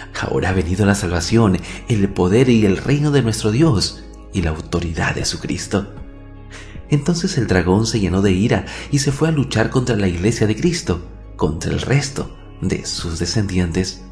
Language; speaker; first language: Spanish; native; Spanish